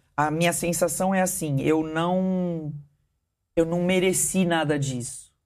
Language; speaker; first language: Portuguese; early bilingual, heritage; Portuguese